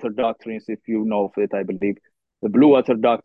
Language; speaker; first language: English; non-native, fluent; Oromo